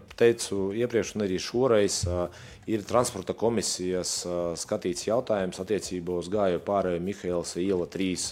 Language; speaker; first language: Latvian; non-native, local second language; Russian